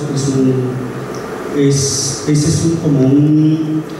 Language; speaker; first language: Spanish; non-native, local second language; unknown